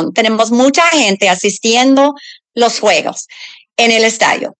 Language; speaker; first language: Spanish; non-native, learner; English